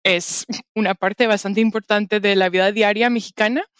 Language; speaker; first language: Spanish; non-native, fluent; English